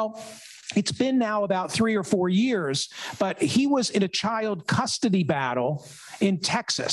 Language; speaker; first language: English; native; English